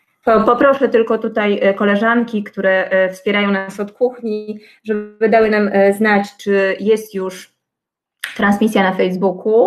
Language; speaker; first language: Polish; native; Polish